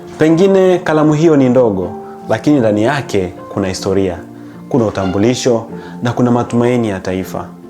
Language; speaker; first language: Swahili; native; Swahili